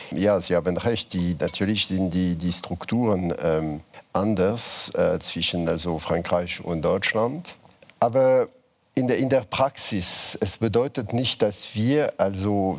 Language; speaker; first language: German; non-native, fluent; French